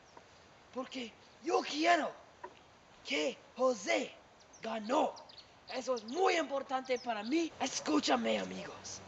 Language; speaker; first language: Spanish; non-native, learner; English